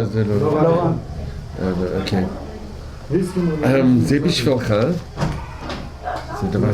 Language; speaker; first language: Hebrew; non-native, learner; English